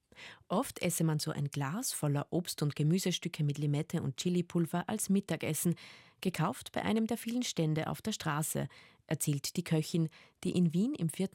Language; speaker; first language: German; native; German